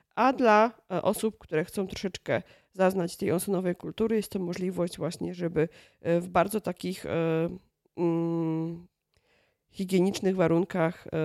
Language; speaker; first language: Polish; native; Polish